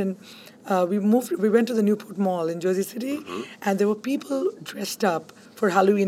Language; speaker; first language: English; non-native, local second language; Bangla